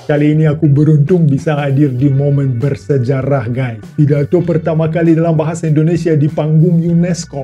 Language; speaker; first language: Indonesian; non-native, fluent; Russian